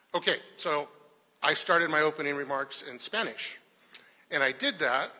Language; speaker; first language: English; native; English